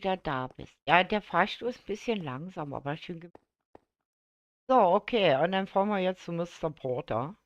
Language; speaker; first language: German; native; German